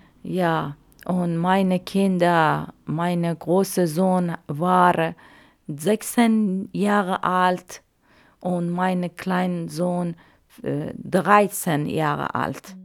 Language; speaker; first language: German; non-native, learner; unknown